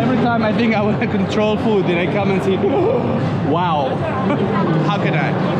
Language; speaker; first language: English; non-native, learner; Arabic